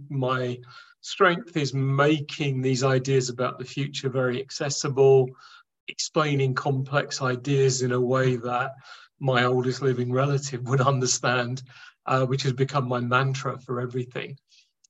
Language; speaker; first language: English; native; English